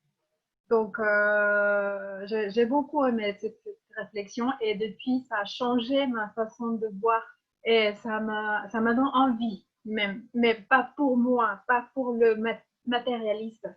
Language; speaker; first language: French; non-native, fluent; Spanish